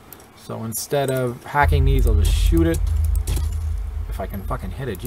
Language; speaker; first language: English; native; English